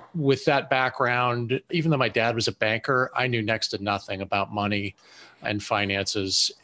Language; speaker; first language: English; native; English